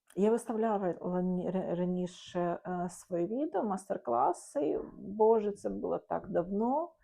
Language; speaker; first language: Ukrainian; non-native, local second language; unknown